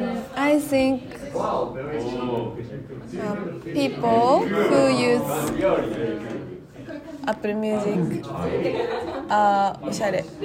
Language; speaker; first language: English; non-native, learner; Japanese